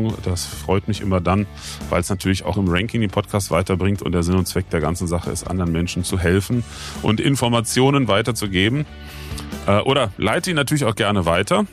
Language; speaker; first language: German; native; German